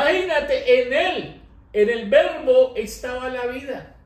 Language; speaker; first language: Spanish; native; Spanish